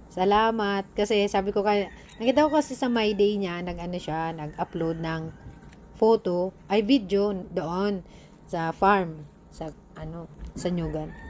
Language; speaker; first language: Filipino; non-native, local second language; Bikol